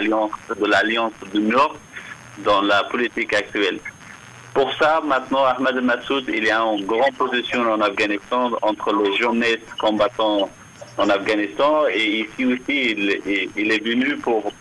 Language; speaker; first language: French; non-native, fluent; Persian